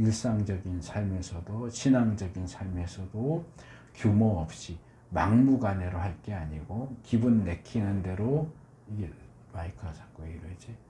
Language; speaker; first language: Korean; native; Korean